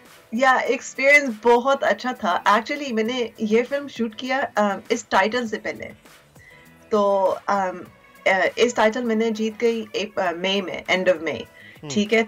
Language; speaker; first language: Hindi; early bilingual, heritage; Urdu